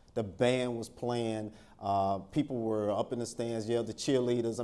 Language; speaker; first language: English; native; English